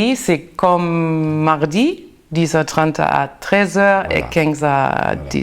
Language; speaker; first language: French; non-native, learner; German